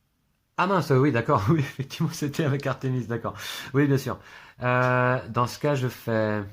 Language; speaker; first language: French; native; French